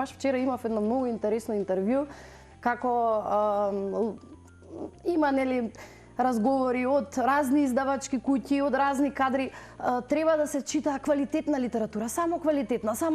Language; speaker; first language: Macedonian; native; Macedonian